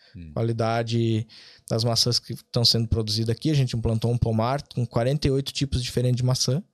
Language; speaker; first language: Portuguese; native; Portuguese